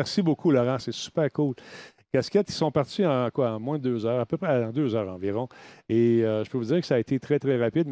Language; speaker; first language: French; native; French